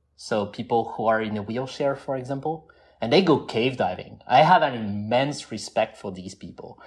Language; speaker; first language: English; non-native, fluent; French